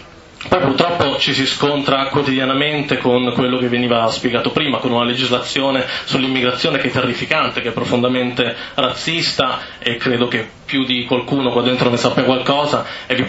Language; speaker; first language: Italian; native; Italian